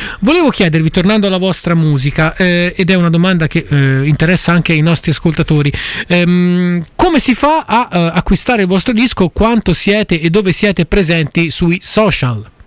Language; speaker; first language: Italian; native; Italian